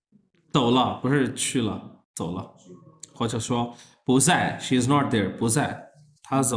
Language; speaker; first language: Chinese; non-native, fluent; Urdu